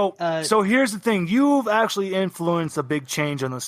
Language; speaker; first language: English; native; English